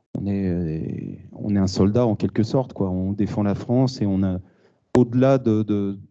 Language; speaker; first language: French; native; French